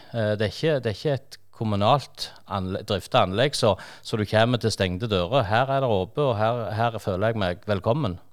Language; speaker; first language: Norwegian; native; Norwegian